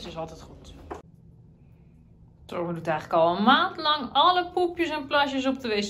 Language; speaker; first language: Dutch; native; Dutch